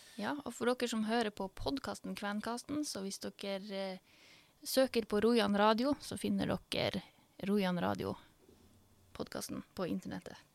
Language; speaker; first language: Norwegian; native; Norwegian